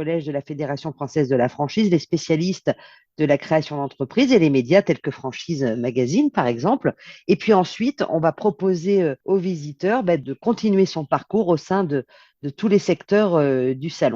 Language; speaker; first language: French; native; French